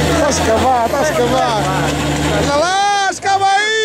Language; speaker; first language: Portuguese; native; Portuguese